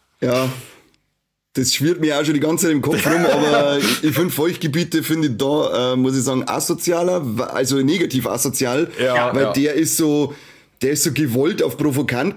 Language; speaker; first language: German; native; German